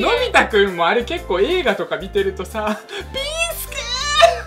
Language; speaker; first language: Japanese; early bilingual, other home language; Russian